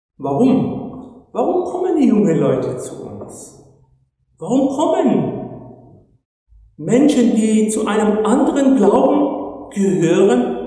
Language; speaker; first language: German; non-native, fluent; Turkish